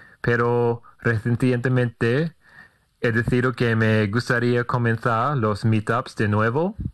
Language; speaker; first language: Spanish; non-native, fluent; English